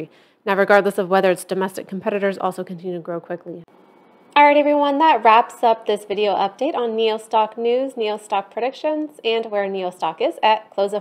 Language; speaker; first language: English; native; English